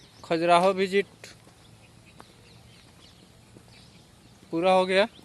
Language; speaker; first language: Hindi; native; Hindi